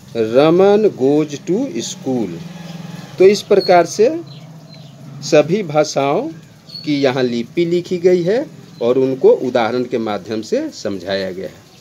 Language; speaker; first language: Hindi; native; Hindi